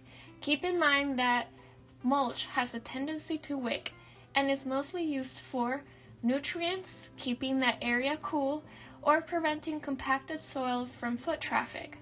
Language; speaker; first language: English; native; English